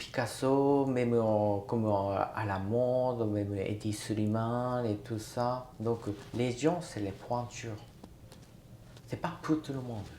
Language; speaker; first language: French; non-native, learner; Japanese